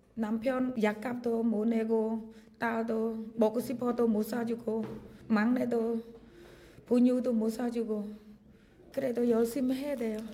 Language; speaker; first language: Korean; non-native, learner; Khmer